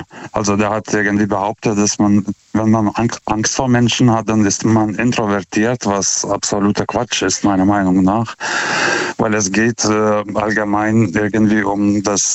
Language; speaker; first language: German; non-native, fluent; Lithuanian